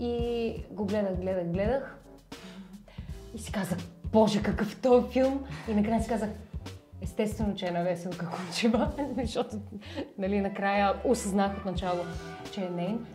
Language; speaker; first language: Bulgarian; native; Bulgarian